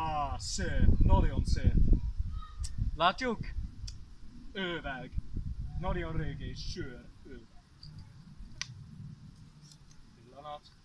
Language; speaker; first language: Hungarian; non-native, learner; Welsh